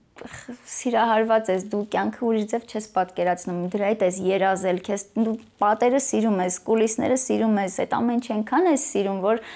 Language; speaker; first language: Armenian; native; Armenian